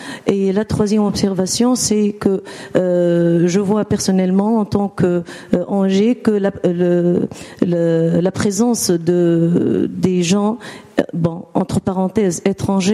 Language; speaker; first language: French; non-native, local second language; Arabic